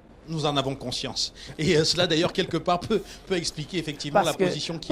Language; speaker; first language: French; native; French